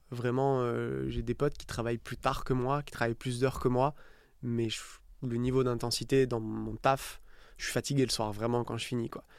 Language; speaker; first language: French; native; French